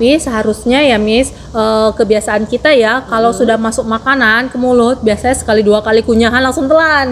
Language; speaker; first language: Indonesian; native; Indonesian